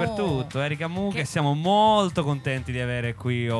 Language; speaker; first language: Italian; native; Italian